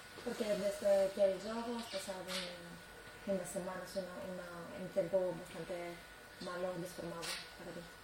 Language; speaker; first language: Spanish; non-native, learner; Greek